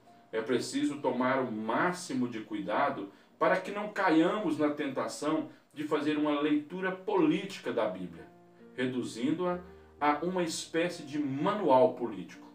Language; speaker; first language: Portuguese; native; Portuguese